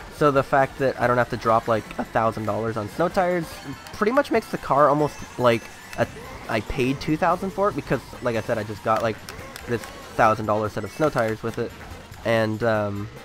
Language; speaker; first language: English; native; English